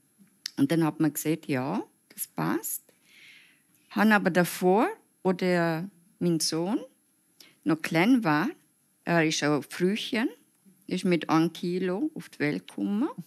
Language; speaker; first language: German; non-native, fluent; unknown